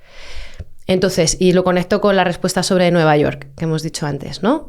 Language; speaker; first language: Spanish; native; Spanish